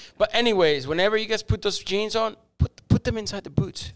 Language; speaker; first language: English; early bilingual, other home language; Spanish